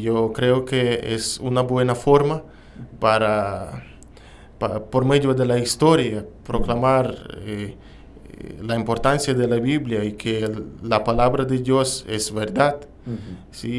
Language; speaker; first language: Spanish; non-native, learner; Russian